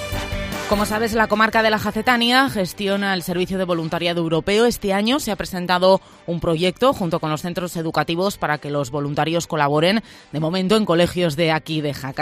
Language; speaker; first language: Spanish; native; Spanish